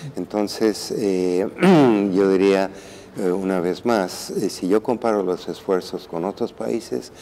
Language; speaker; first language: Spanish; native; Spanish